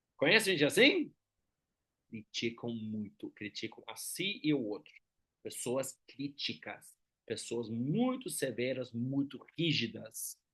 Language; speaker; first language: Portuguese; non-native, fluent; German